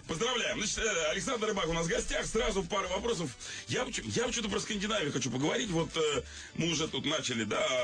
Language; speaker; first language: Russian; native; Russian